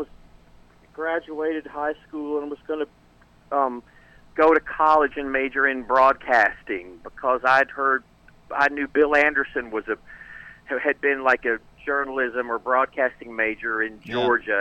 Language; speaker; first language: English; native; English